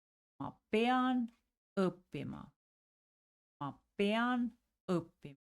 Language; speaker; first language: Estonian; non-native, local second language; Russian